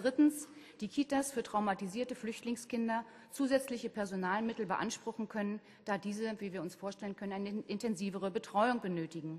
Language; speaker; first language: German; native; German